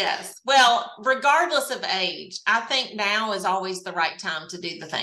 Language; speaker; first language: English; native; English